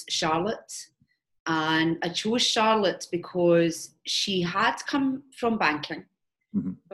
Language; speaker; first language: English; native; English